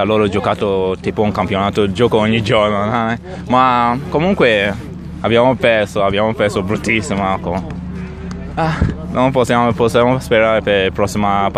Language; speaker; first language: Italian; non-native, learner; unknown